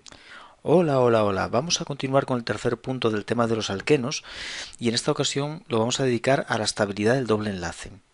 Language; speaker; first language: Spanish; native; Spanish